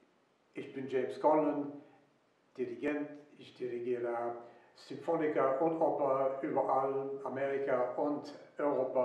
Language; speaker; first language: German; non-native, fluent; English